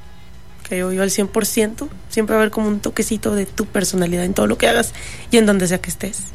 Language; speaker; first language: Spanish; native; Spanish